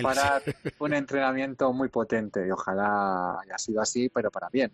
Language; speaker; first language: Spanish; native; Spanish